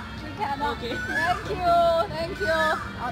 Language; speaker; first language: Hindi; non-native, learner; Chinese